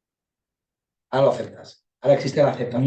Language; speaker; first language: Spanish; native; Spanish